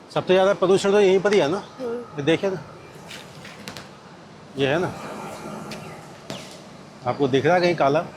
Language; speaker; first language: Hindi; native; Hindi